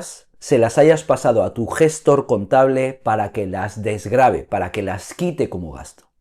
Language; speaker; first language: Spanish; native; Spanish